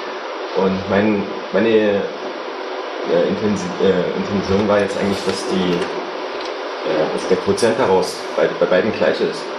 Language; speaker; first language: German; native; German